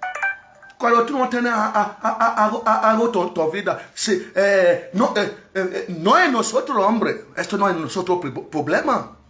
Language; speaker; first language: Spanish; non-native, learner; Bini